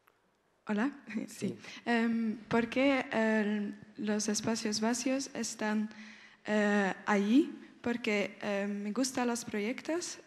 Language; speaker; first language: Spanish; non-native, learner; French